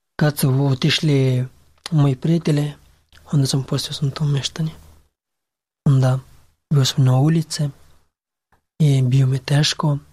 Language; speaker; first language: Serbian; non-native, learner; Pashto